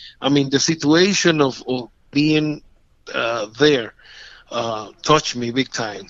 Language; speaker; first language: English; non-native, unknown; Spanish